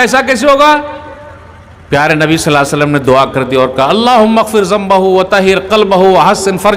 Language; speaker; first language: Hindi; native; Hindi